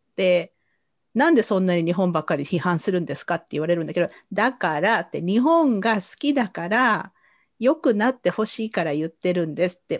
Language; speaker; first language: Japanese; native; Japanese